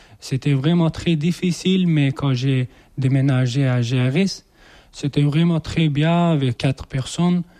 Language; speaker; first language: French; non-native, learner; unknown